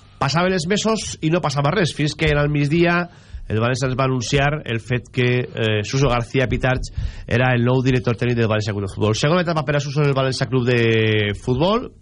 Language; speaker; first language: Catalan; native; Catalan